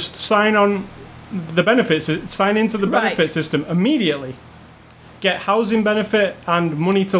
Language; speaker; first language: English; native; English